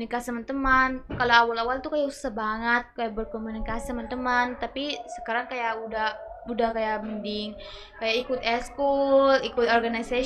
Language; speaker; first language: Indonesian; early bilingual, other home language; Bangla